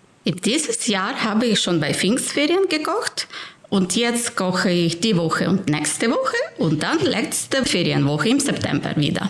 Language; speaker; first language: German; non-native, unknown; Ukrainian